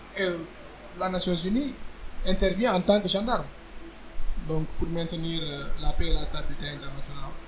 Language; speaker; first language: French; non-native, local second language; Wolof